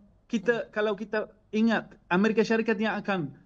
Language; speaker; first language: Indonesian; non-native, fluent; Arabic